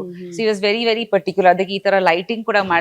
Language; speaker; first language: Kannada; non-native, local second language; Bangla